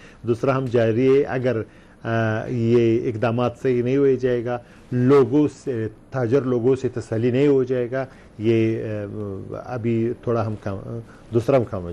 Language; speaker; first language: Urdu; non-native, learner; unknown